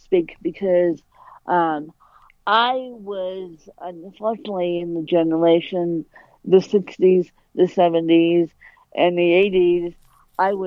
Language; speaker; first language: English; native; English